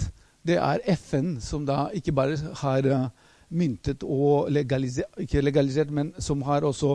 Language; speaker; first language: Norwegian; non-native, fluent; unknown